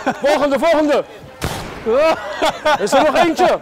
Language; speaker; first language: Dutch; native; Dutch